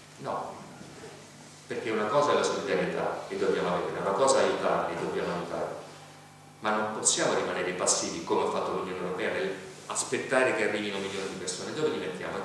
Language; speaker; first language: Italian; native; Italian